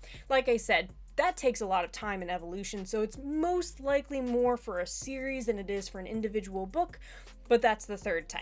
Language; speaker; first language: English; native; English